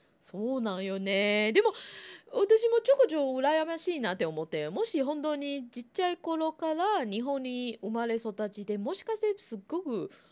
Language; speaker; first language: Japanese; non-native, fluent; Chinese